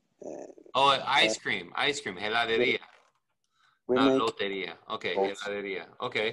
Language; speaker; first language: Spanish; non-native, learner; English